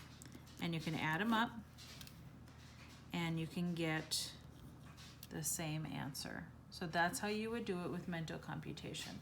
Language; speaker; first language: English; native; English